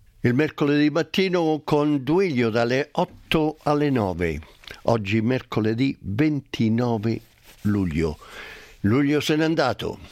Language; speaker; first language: Italian; native; Italian